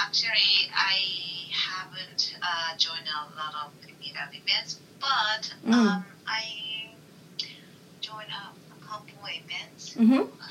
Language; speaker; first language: English; non-native, learner; Japanese